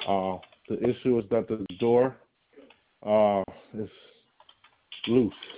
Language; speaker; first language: English; native; English